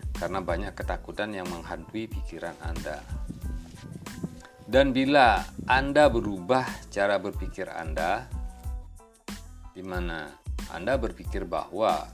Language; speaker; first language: Indonesian; native; Indonesian